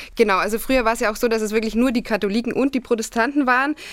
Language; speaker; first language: German; native; German